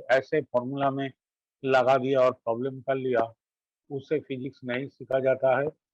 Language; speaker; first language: Hindi; non-native, local second language; Bangla